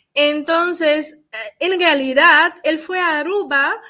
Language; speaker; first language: Spanish; early bilingual, other home language; Portuguese